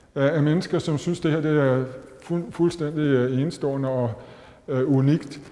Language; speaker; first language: Danish; native; Danish